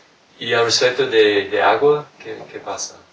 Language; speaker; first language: Spanish; non-native, fluent; English